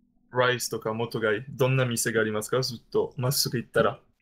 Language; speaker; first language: Japanese; non-native, learner; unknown